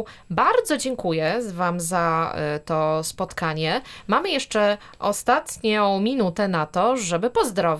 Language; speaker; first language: Polish; native; Polish